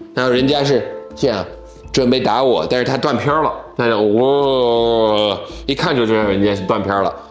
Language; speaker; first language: Chinese; non-native, fluent; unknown